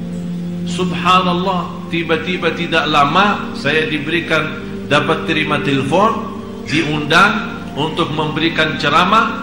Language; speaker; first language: Indonesian; non-native, fluent; Arabic